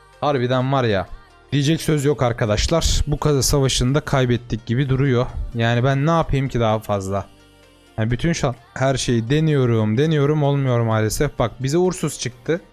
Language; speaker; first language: Turkish; native; Turkish